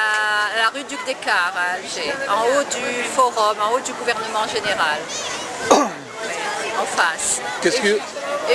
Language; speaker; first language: French; native; French